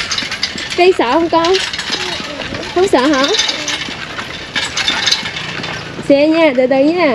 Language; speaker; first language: Vietnamese; native; Vietnamese